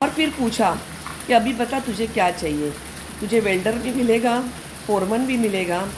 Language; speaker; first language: Hindi; non-native, local second language; Marathi